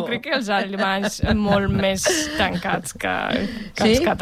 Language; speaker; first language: Catalan; non-native, fluent; German